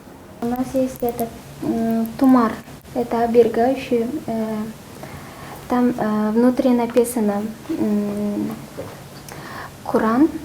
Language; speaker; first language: Russian; non-native, local second language; Kazakh